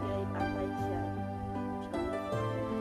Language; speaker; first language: Chinese; non-native, learner; Persian